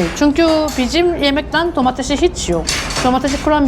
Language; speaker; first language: Turkish; non-native, learner; Korean